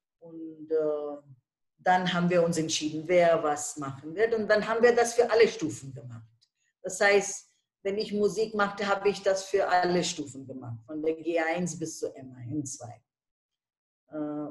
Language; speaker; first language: German; non-native, fluent; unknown